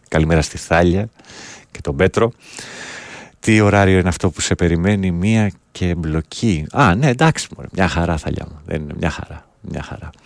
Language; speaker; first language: Greek; native; Greek